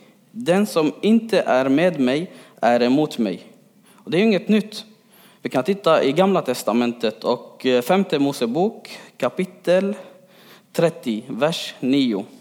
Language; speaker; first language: Swedish; early bilingual, other home language; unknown